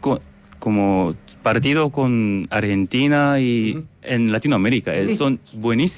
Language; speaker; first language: Spanish; non-native, learner; Korean